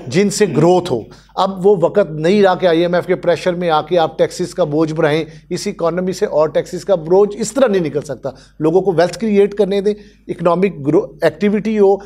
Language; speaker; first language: Urdu; native; Urdu